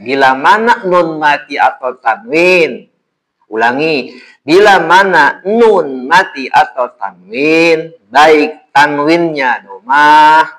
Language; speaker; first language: Indonesian; native; Indonesian